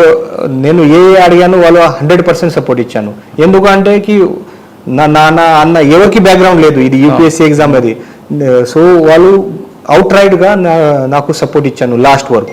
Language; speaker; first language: Telugu; non-native, learner; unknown